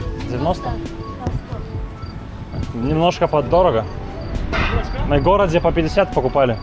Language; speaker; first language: Russian; non-native, learner; Lithuanian